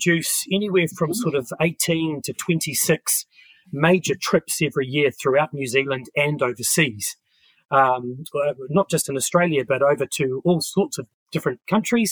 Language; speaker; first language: English; native; English